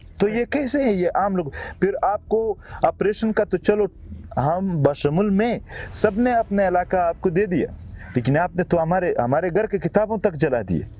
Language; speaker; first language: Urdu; non-native, local second language; Pashto